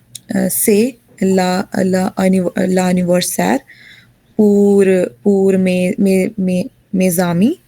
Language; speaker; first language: French; non-native, learner; Hindi